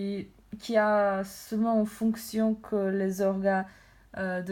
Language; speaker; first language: French; non-native, learner; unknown